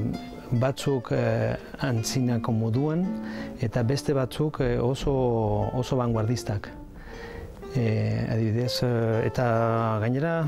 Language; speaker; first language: Basque; non-native, learner; Spanish